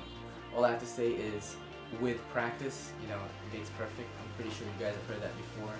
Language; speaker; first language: English; native; English